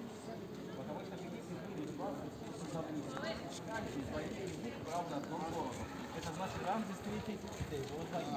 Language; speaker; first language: Russian; non-native, learner; Arabic